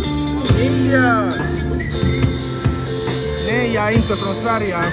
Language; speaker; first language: Swedish; non-native, learner; Russian